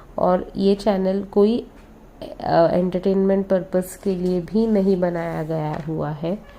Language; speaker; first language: Hindi; non-native, local second language; Marathi